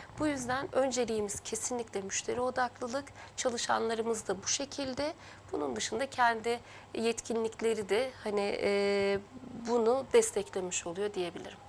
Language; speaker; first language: Turkish; early bilingual, heritage; Turkish